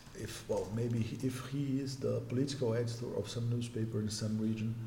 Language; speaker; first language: English; non-native, fluent; Portuguese